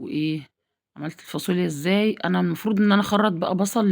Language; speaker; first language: Arabic; native; Arabic